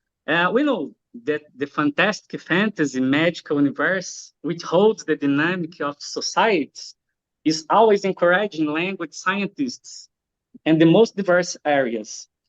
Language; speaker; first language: English; non-native, learner; Portuguese